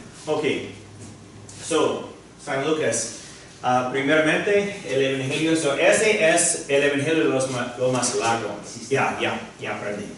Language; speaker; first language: Spanish; non-native, fluent; English